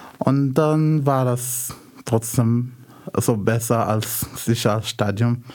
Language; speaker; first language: German; non-native, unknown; Arabic